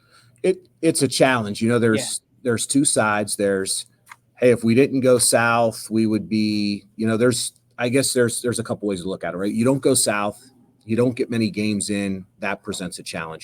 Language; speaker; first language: English; native; English